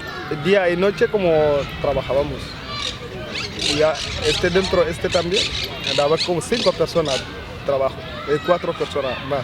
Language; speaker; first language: Spanish; non-native, fluent; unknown